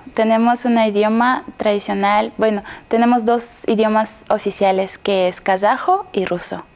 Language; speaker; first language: Spanish; non-native, fluent; Kazakh